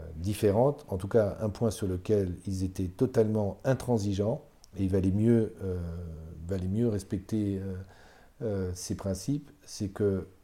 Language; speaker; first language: French; native; French